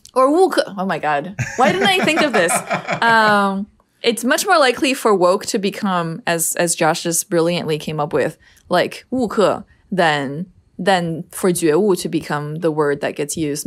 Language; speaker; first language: English; native; English